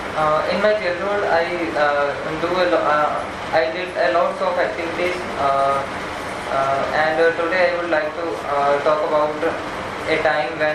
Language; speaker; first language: English; non-native, learner; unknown